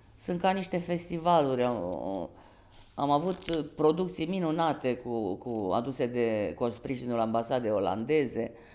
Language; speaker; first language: Romanian; native; Romanian